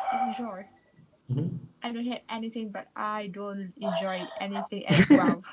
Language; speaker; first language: English; non-native, learner; Vietnamese